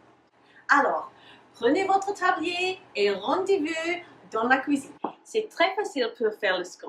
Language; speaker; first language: French; non-native, learner; English